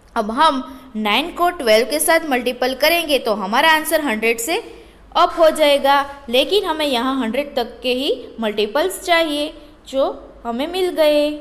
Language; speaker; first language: Hindi; non-native, local second language; Gujarati